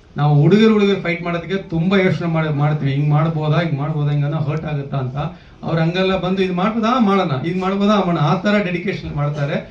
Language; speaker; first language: Kannada; native; Kannada